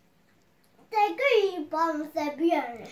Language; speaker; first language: Swedish; non-native, learner; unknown